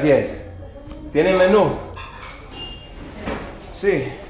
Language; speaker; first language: Spanish; non-native, learner; English